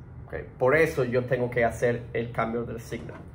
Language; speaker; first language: Spanish; early bilingual, heritage; Spanish